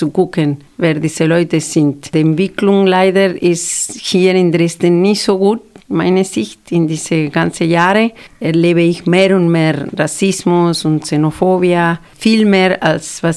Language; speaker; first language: German; non-native, fluent; Spanish